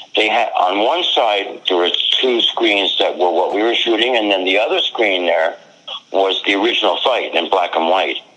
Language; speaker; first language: English; native; English